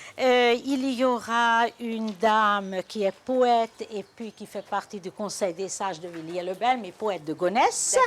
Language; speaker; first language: French; non-native, fluent; Hungarian